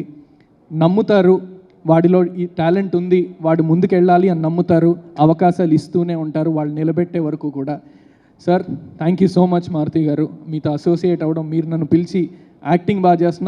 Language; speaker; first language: Telugu; native; Telugu